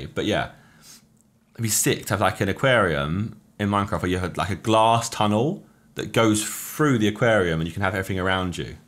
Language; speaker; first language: English; native; English